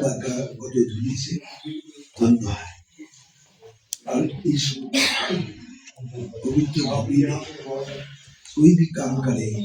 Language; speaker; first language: Hindi; non-native, local second language; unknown